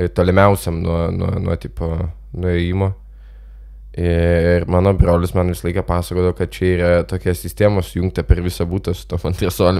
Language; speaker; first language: Lithuanian; non-native, local second language; Russian